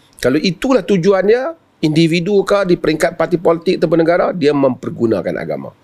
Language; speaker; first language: Malay; native; Malay